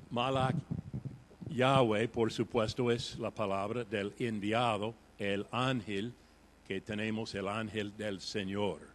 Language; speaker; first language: Spanish; non-native, fluent; English